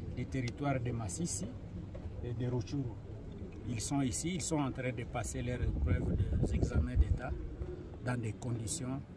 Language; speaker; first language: French; non-native, local second language; Swahili